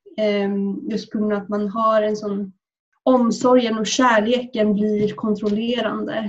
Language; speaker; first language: Swedish; early bilingual, other home language; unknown